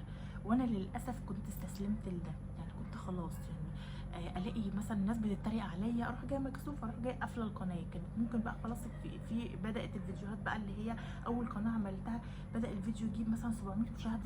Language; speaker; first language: Arabic; native; Arabic